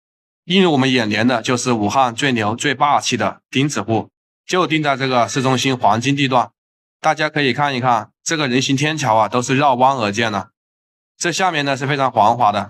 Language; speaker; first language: Chinese; native; Chinese